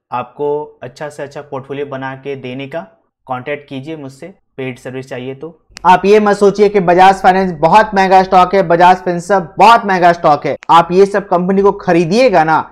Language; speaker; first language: Hindi; native; Hindi